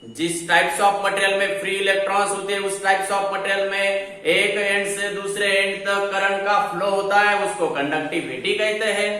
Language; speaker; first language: Hindi; non-native, local second language; Marathi